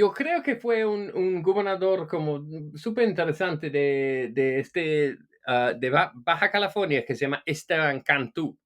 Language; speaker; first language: Spanish; non-native, fluent; English